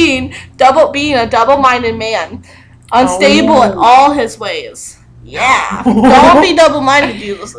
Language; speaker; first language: English; native; English